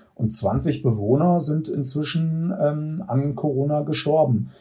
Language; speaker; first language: German; native; German